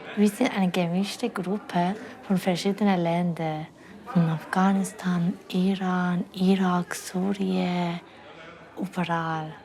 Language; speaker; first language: German; non-native, learner; Persian